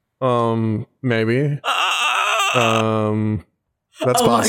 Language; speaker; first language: English; native; English